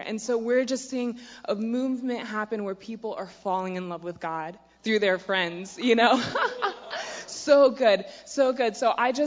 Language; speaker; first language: English; native; English